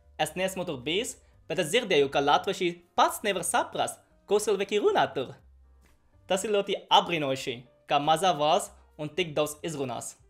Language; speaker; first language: Latvian; non-native, fluent; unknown